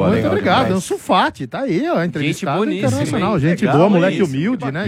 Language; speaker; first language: Portuguese; native; Portuguese